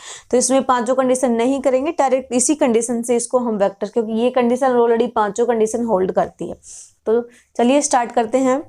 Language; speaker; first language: Hindi; native; Hindi